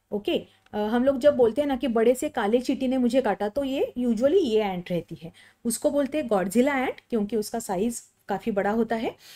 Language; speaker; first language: Hindi; non-native, local second language; Marathi